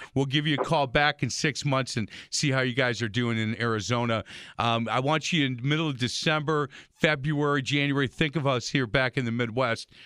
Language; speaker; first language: English; native; English